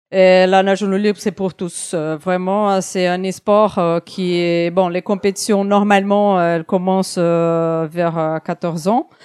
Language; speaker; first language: French; non-native, fluent; Portuguese